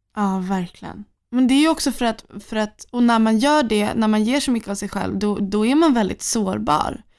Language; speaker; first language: Swedish; native; Swedish